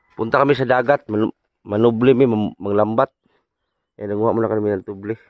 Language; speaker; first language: Filipino; non-native, local second language; Cebuano